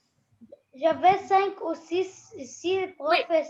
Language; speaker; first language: French; non-native, learner; Arabic